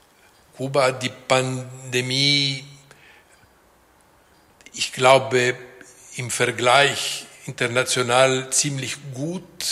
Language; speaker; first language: German; non-native, local second language; Italian